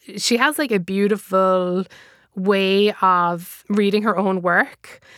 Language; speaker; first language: English; native; English